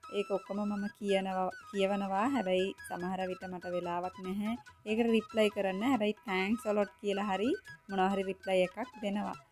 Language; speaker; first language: Sinhala; non-native, local second language; Tamil